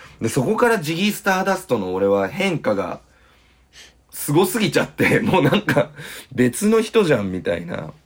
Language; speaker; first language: Japanese; native; Japanese